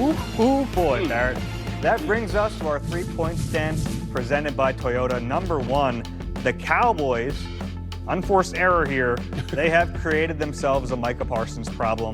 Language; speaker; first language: English; native; English